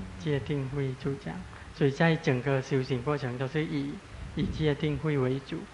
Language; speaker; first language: Chinese; non-native, fluent; Thai